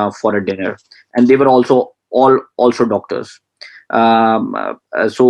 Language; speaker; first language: English; non-native, local second language; Punjabi